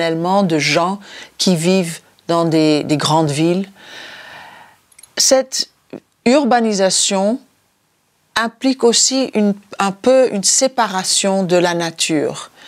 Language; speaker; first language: French; non-native, fluent; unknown